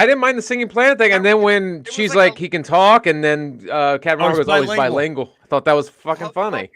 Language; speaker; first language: English; native; English